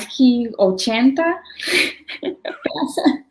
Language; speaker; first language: Portuguese; non-native, learner; English